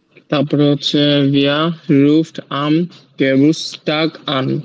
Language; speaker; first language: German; non-native, learner; Bangla